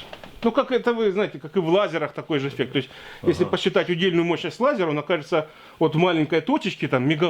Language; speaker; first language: Russian; native; Russian